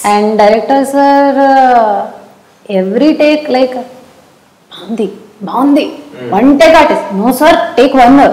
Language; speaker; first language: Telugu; non-native, learner; Hindi